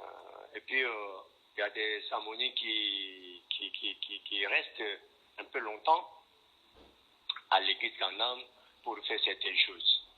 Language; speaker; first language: French; non-native, fluent; Korean